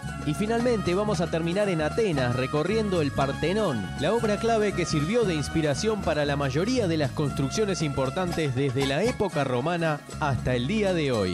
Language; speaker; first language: Spanish; native; Spanish